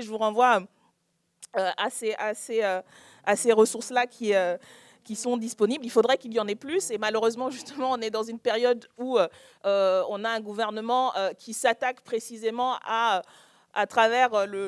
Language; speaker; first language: French; native; French